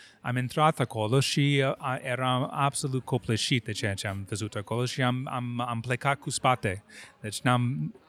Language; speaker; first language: Romanian; non-native, fluent; English